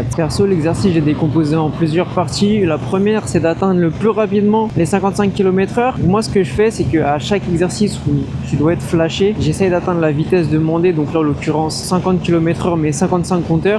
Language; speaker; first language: French; native; French